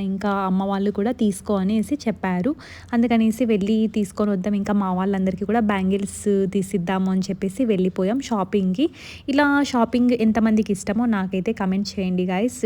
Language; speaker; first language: Telugu; non-native, local second language; Lambadi